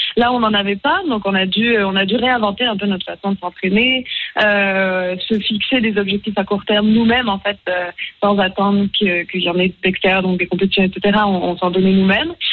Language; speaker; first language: French; native; French